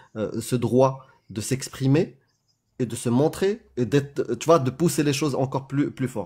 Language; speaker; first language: French; native; French